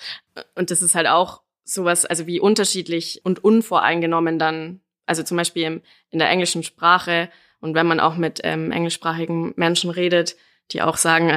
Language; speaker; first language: German; native; German